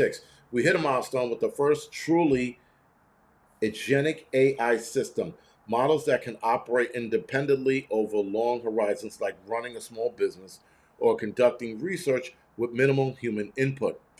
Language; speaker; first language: English; native; English